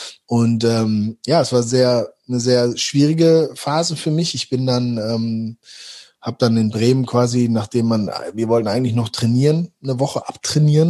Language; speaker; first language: German; native; German